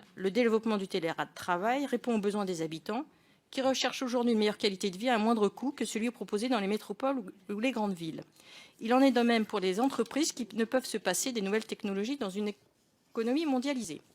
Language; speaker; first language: French; native; French